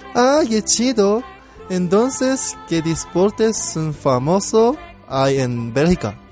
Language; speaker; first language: Spanish; non-native, learner; Korean